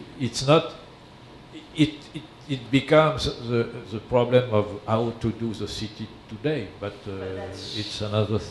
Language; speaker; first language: English; non-native, learner; French